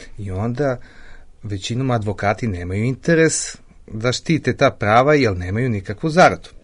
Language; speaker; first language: Serbian; native; Serbian